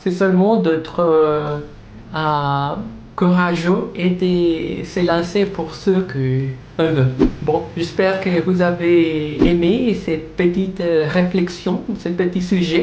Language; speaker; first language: French; non-native, learner; Spanish